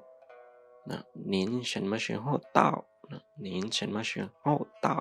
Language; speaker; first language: Chinese; non-native, fluent; Lao